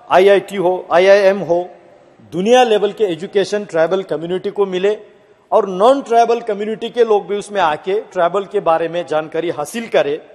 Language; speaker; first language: Hindi; native; Hindi